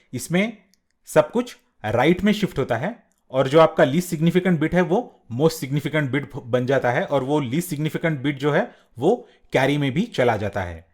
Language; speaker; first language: Hindi; non-native, local second language; Marathi